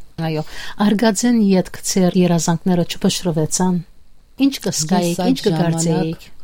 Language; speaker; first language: Armenian; native; Armenian